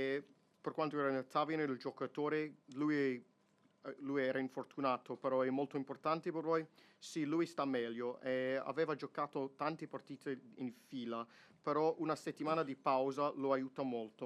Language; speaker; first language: Italian; non-native, fluent; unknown